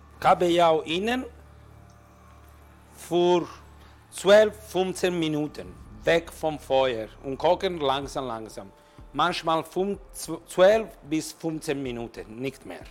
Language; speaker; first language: German; non-native, learner; Italian